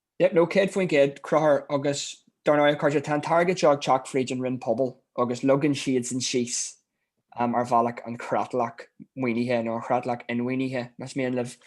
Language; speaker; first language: Irish; native; Irish